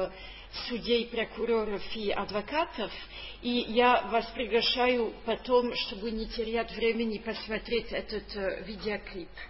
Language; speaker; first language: Russian; non-native, fluent; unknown